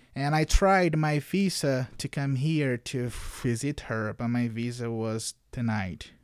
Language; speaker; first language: English; non-native, fluent; Portuguese